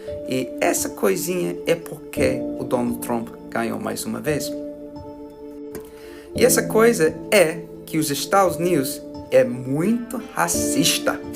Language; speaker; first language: Portuguese; non-native, fluent; English